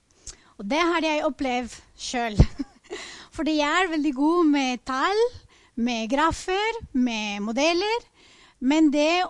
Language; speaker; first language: Norwegian; non-native, fluent; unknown